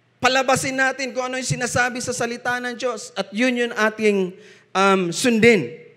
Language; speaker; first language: Filipino; non-native, local second language; Bikol